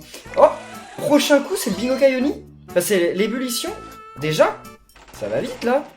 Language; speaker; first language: French; native; French